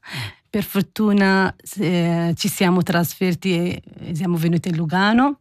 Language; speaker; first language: Italian; non-native, learner; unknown